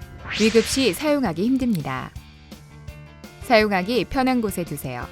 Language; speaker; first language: Korean; non-native, fluent; Vietnamese